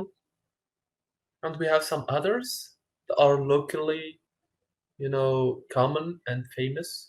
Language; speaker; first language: English; non-native, fluent; Arabic